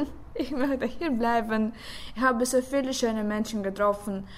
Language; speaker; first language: German; non-native, learner; Russian